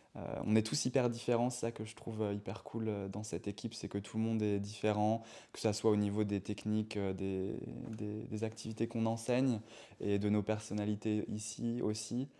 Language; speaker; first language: French; native; French